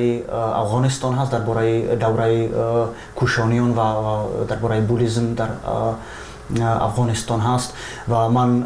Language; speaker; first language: Persian; non-native, fluent; Czech